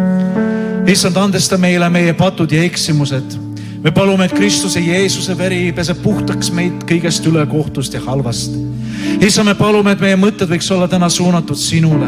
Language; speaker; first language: Estonian; native; Estonian